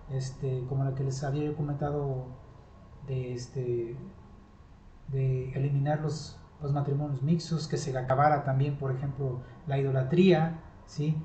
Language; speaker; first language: Spanish; native; Spanish